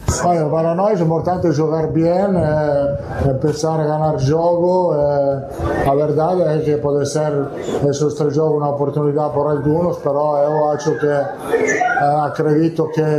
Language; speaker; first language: Portuguese; non-native, fluent; Italian